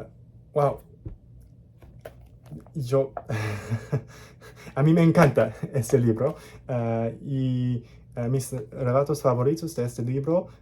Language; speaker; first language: Spanish; non-native, learner; English